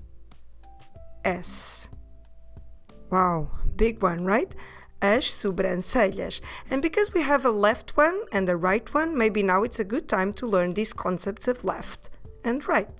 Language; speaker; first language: English; non-native, fluent; Portuguese